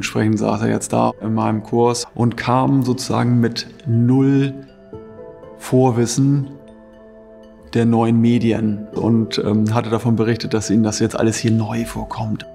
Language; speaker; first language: German; native; German